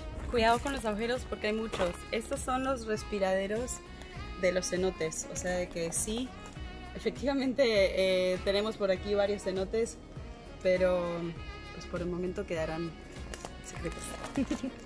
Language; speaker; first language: Spanish; native; Spanish